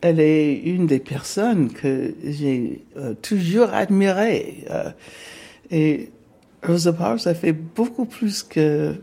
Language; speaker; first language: French; non-native, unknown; English